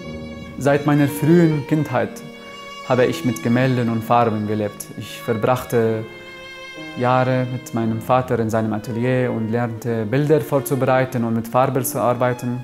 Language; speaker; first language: German; non-native, fluent; Arabic